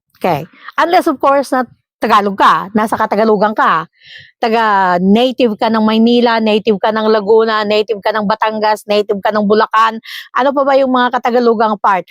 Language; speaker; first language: Filipino; non-native, local second language; Iloko